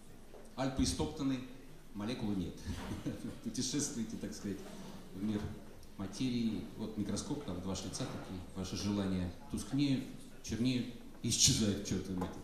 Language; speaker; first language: Russian; native; Russian